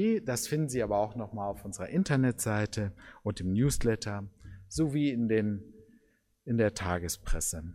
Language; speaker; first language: German; native; German